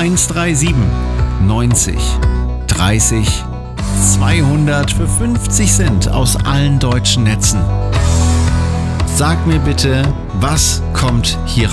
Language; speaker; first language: German; native; German